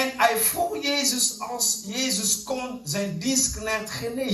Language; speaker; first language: Dutch; non-native, fluent; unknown